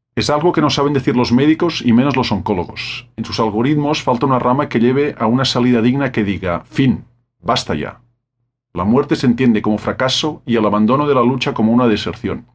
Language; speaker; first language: Spanish; non-native, local second language; Catalan